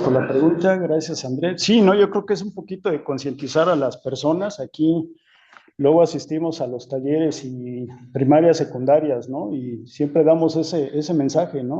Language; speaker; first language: Spanish; native; Spanish